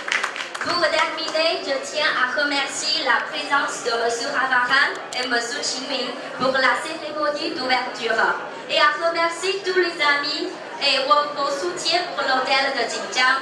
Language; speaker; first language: French; non-native, learner; Chinese